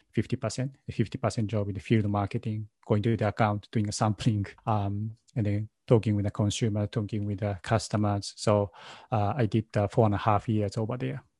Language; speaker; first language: English; non-native, learner; Japanese